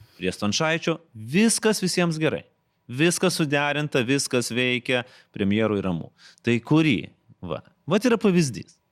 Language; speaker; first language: Lithuanian; native; Lithuanian